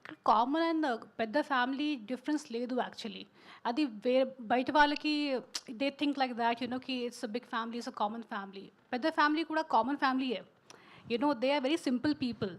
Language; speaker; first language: Telugu; non-native, local second language; Hindi